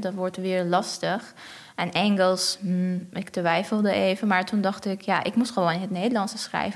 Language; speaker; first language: Dutch; non-native, fluent; Persian